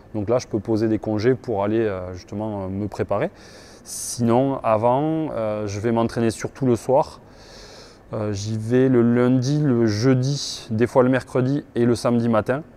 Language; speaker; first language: French; native; French